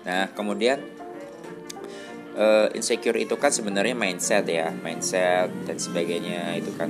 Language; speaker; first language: Indonesian; early bilingual, heritage; Indonesian